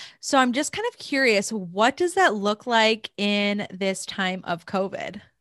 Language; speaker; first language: English; native; English